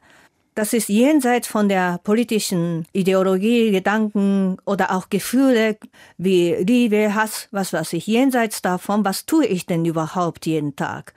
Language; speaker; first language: German; non-native, fluent; Japanese